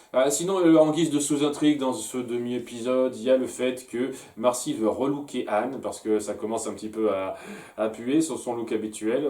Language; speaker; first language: French; native; French